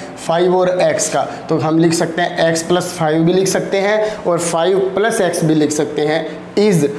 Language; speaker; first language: Hindi; native; Hindi